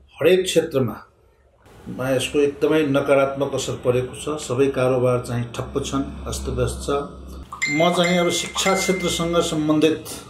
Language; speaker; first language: Nepali; non-native, local second language; Maithili